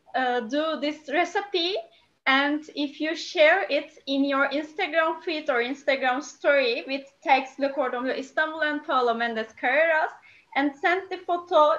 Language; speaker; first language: English; non-native, fluent; Turkish